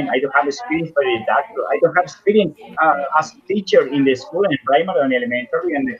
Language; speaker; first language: English; non-native, learner; Spanish